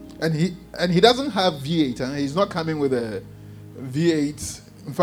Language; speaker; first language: English; non-native, local second language; Akan